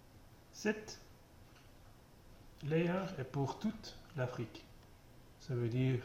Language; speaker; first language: French; non-native, learner; German